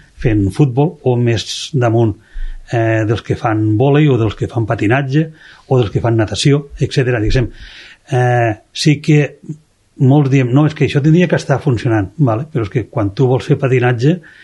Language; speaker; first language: Catalan; native; Catalan